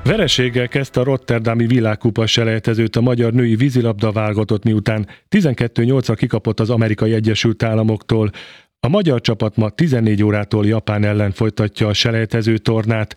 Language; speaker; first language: Hungarian; native; Hungarian